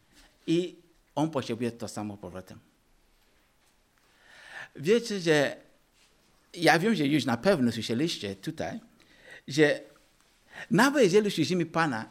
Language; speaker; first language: Polish; non-native, learner; Ukrainian